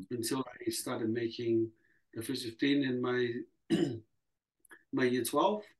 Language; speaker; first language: English; early bilingual, other home language; Samoan